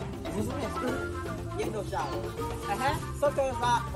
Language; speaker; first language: Polish; non-native, learner; Swahili